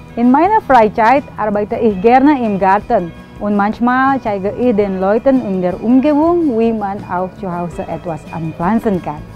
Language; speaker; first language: German; non-native, fluent; Indonesian